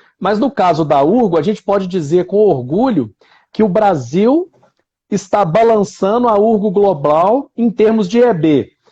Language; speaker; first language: Portuguese; native; Portuguese